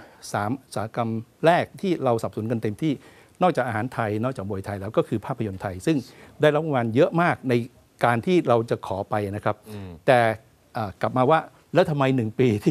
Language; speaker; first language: Thai; native; Thai